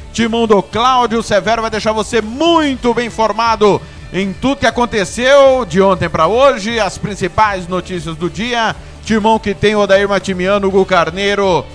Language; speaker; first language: Portuguese; native; Portuguese